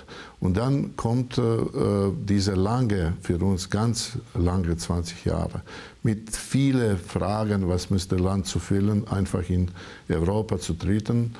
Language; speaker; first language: German; non-native, learner; Croatian